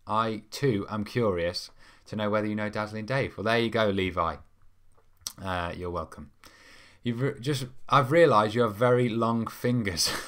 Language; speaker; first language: English; native; English